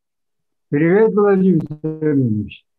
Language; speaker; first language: Russian; non-native, local second language; Yakut